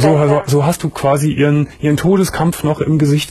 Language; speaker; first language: German; native; German